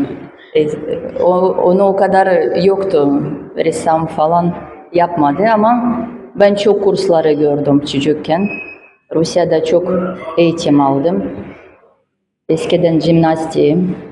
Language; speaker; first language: Turkish; non-native, learner; Russian